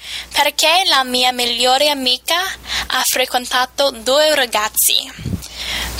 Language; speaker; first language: Italian; non-native, fluent; English